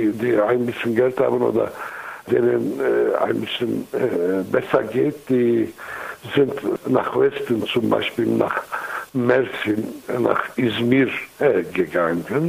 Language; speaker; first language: German; non-native, fluent; Kurdish